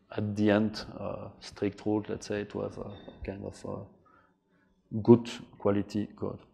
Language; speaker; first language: English; non-native, fluent; French